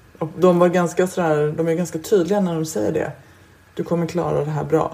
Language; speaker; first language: Swedish; native; Swedish